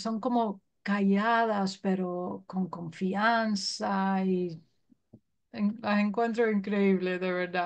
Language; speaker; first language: Spanish; early bilingual, heritage; Spanish